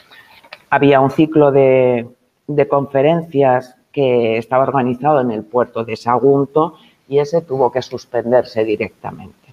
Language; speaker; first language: Spanish; native; Spanish